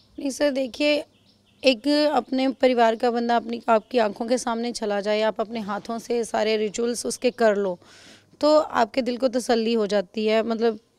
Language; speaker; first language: Hindi; non-native, local second language; Punjabi